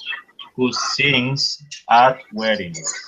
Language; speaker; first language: English; non-native, fluent; Spanish